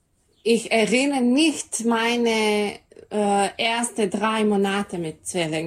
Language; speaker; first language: German; non-native, learner; Serbian